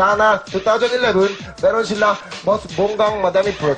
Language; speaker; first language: Filipino; non-native, learner; Korean